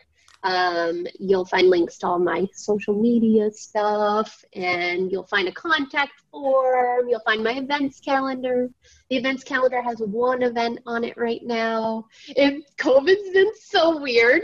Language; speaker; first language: English; native; English